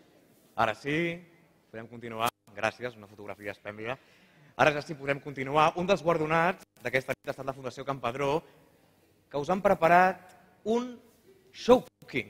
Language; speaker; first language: Catalan; native; Catalan